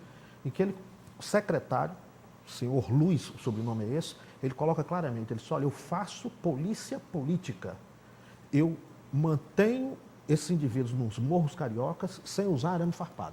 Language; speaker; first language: Portuguese; native; Portuguese